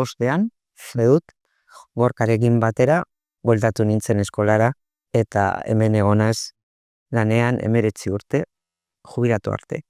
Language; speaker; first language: Basque; non-native, local second language; Spanish